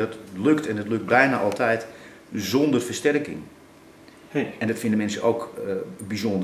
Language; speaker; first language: Dutch; native; Dutch